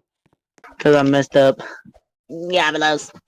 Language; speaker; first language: English; native; English